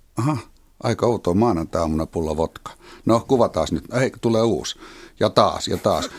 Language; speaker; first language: Finnish; native; Finnish